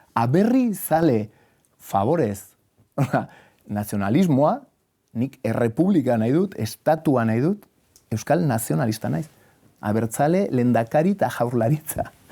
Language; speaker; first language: Basque; non-native, local second language; Spanish